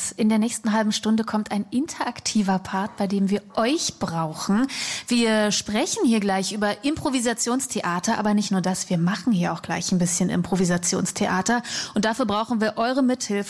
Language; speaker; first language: German; native; German